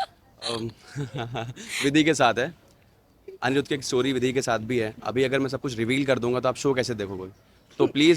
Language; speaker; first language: Hindi; native; Hindi